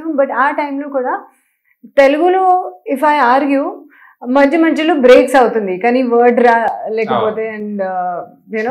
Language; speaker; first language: Telugu; non-native, learner; Hindi